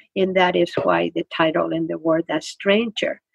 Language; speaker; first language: English; non-native, fluent; Spanish